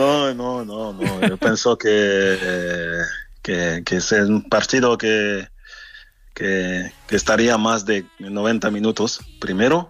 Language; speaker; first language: Spanish; non-native, fluent; French